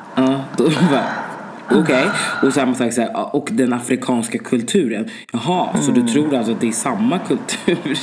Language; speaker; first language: Swedish; early bilingual, other home language; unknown